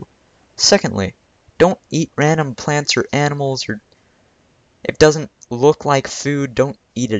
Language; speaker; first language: English; native; English